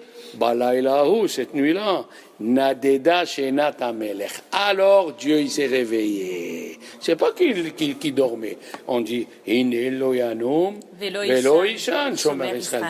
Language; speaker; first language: French; native; French